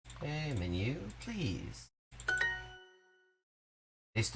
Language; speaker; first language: Japanese; non-native, fluent; English